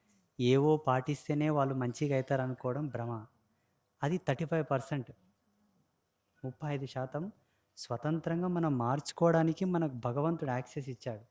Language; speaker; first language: Telugu; native; Telugu